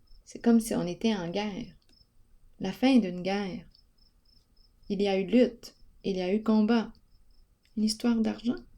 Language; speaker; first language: French; native; French